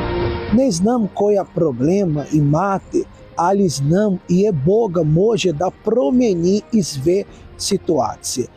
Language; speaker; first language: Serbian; non-native, learner; Portuguese